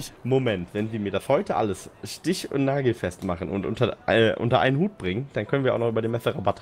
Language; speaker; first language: German; native; German